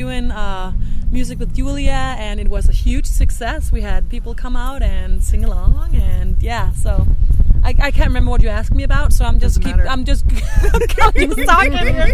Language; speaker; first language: English; non-native, fluent; Danish